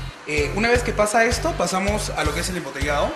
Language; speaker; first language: Spanish; native; Spanish